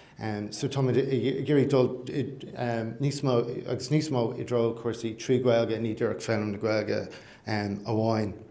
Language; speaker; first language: Irish; non-native, local second language; English